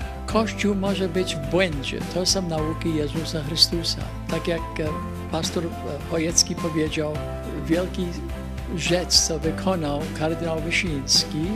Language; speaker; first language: Polish; early bilingual, heritage; Polish